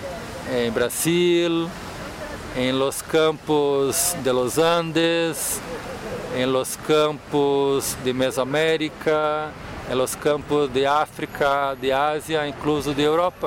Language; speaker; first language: Spanish; non-native, fluent; Portuguese